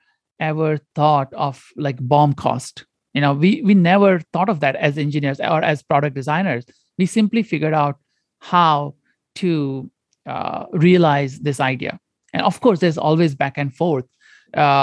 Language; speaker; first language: English; non-native, local second language; Konkani